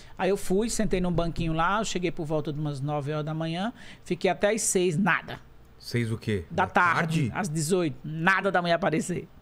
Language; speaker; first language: Portuguese; native; Portuguese